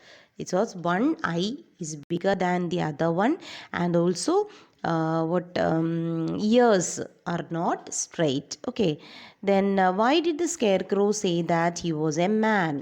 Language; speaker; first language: English; non-native, local second language; Malayalam